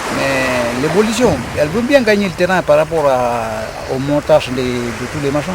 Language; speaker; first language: French; non-native, local second language; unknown